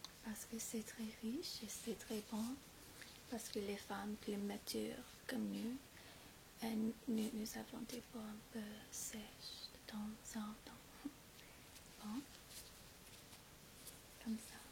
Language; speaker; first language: French; non-native, fluent; English